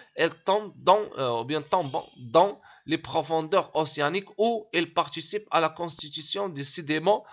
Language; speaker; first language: French; non-native, local second language; Arabic